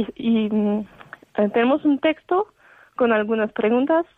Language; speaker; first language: Spanish; non-native, fluent; French